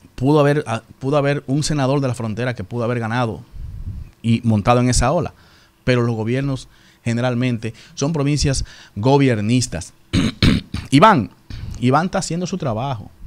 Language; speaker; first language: Spanish; native; Spanish